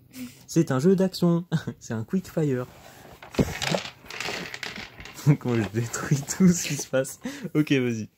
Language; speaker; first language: French; native; French